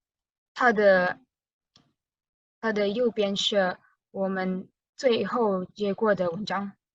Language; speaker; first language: Chinese; non-native, learner; Indonesian